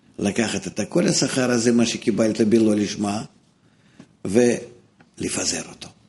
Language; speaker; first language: Hebrew; non-native, fluent; Russian